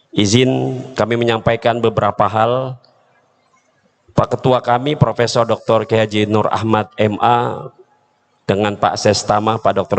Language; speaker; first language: Indonesian; native; Indonesian